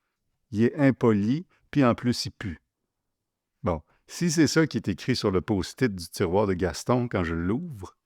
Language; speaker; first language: French; native; French